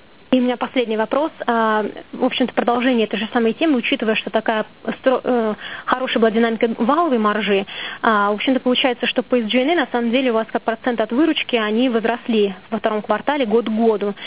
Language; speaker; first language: Russian; native; Russian